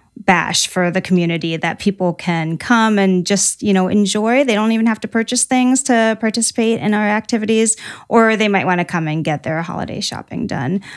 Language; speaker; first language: English; native; English